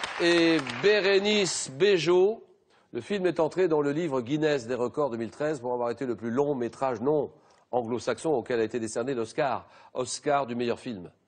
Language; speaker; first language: French; native; French